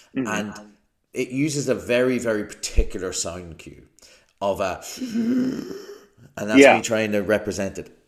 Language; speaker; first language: English; native; English